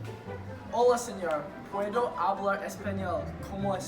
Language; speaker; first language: Spanish; non-native, learner; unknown